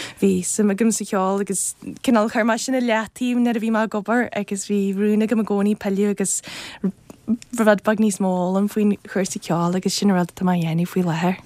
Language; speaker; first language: Irish; non-native, fluent; English